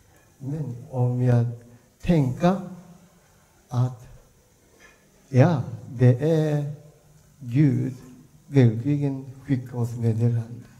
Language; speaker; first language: Swedish; non-native, fluent; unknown